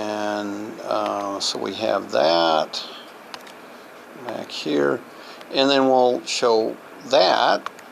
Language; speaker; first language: English; native; English